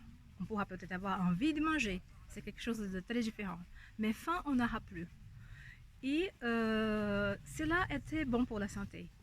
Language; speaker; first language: French; non-native, fluent; Portuguese